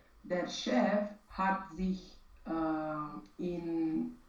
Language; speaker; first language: German; non-native, learner; Romanian